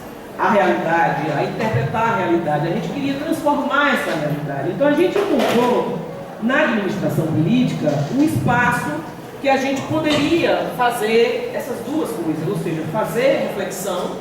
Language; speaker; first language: Portuguese; native; Portuguese